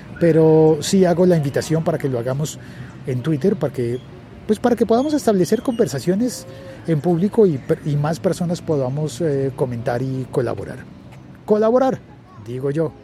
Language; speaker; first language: Spanish; native; Spanish